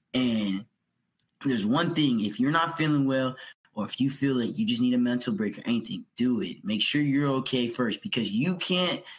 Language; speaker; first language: English; native; English